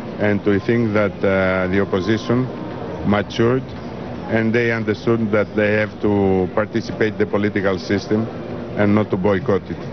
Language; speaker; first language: English; non-native, fluent; Greek